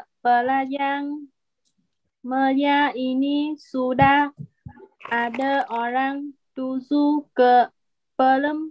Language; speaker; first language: Indonesian; non-native, learner; Vietnamese